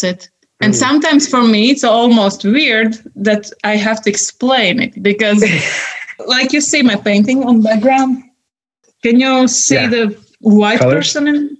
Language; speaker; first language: English; non-native, fluent; Latvian